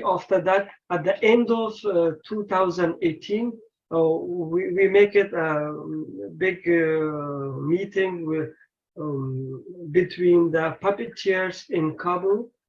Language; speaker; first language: English; non-native, learner; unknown